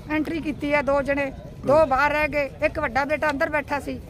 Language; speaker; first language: Punjabi; native; Punjabi